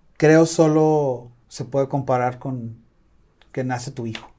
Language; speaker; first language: Spanish; native; Spanish